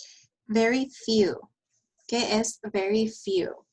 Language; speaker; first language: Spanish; early bilingual, heritage; Spanish